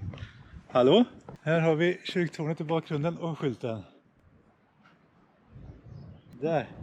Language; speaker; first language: Swedish; native; Swedish